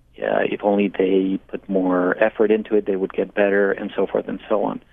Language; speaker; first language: English; non-native, fluent; Spanish